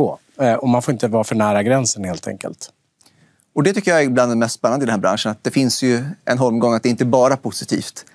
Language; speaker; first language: Swedish; native; Swedish